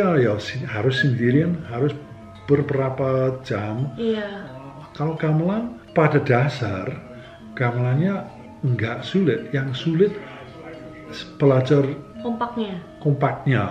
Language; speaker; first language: Indonesian; non-native, fluent; English